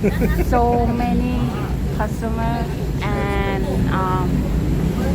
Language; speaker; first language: English; non-native, fluent; Thai